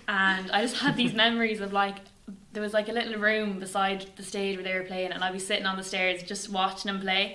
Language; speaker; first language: English; native; English